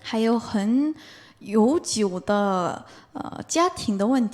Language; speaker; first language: Chinese; non-native, fluent; Korean